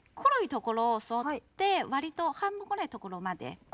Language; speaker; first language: Japanese; non-native, fluent; Chinese